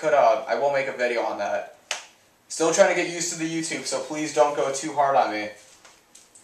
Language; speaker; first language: English; native; English